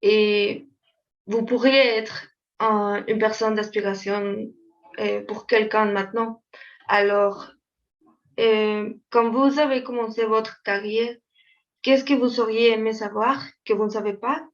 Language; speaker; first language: French; non-native, fluent; Spanish